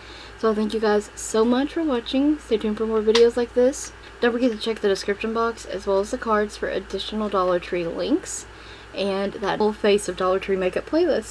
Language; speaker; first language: English; native; English